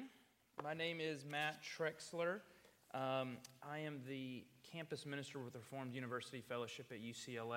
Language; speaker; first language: English; native; English